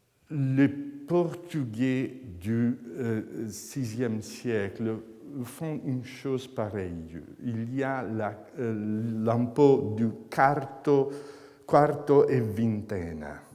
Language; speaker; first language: French; non-native, fluent; Italian